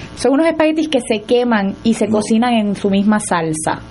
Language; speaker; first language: Spanish; native; Spanish